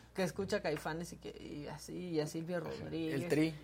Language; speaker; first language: Spanish; native; Spanish